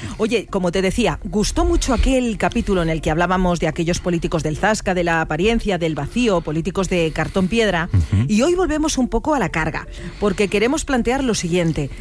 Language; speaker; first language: Spanish; native; Spanish